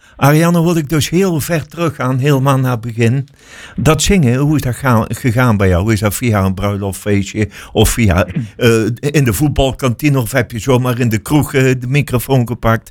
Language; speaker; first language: Dutch; native; Dutch